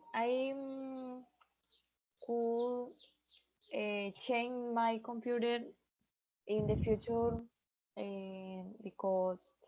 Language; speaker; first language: English; non-native, learner; Spanish